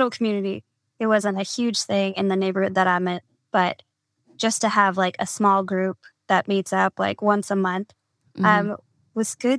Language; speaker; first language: English; native; English